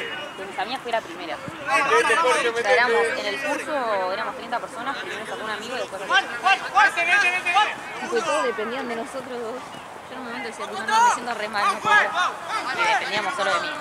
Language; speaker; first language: Spanish; native; Spanish